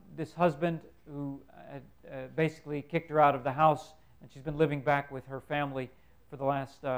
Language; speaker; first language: English; native; English